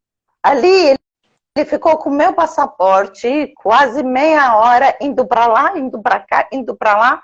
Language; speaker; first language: Portuguese; non-native, fluent; Arabic